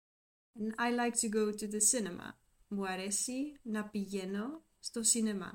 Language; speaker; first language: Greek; non-native, learner; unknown